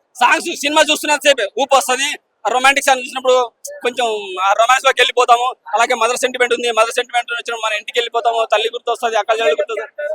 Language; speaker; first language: Telugu; native; Telugu